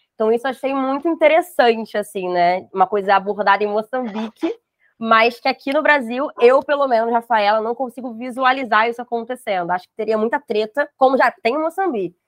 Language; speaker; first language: Portuguese; native; Portuguese